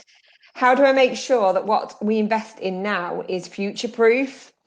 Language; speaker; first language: English; native; English